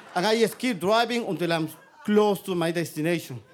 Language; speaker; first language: English; non-native, fluent; Spanish